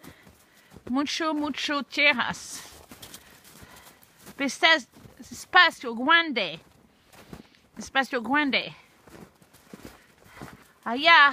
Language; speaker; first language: Spanish; non-native, learner; English